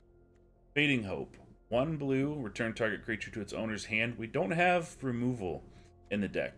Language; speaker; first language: English; native; English